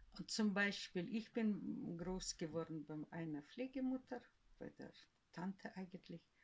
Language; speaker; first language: German; early bilingual, heritage; German